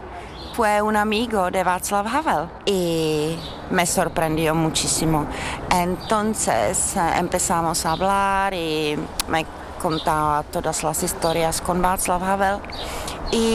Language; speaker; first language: Spanish; non-native, fluent; Czech